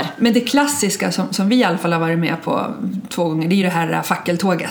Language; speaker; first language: Swedish; native; Swedish